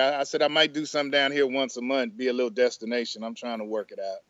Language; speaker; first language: English; native; English